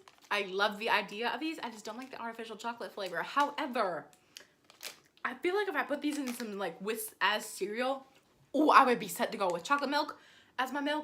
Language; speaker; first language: English; native; English